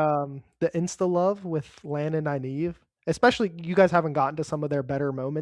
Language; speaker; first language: English; native; English